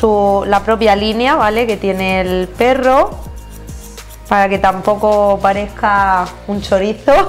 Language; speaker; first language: Spanish; native; Spanish